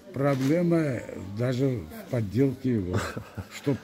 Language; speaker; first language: Russian; non-native, local second language; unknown